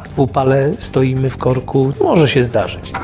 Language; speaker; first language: Polish; native; Polish